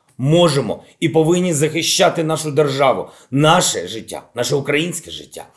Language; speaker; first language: Ukrainian; non-native, local second language; Russian